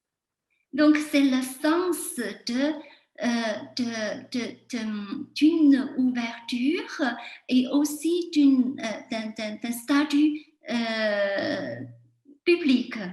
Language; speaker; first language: French; non-native, fluent; Chinese